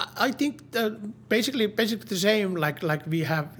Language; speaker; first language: English; non-native, learner; Finnish